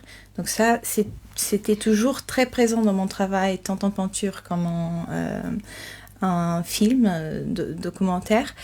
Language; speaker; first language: French; non-native, fluent; Portuguese